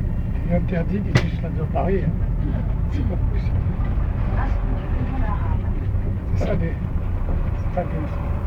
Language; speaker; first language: French; non-native, fluent; Portuguese